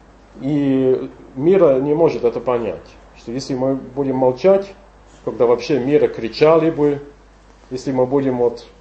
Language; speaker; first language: Russian; non-native, fluent; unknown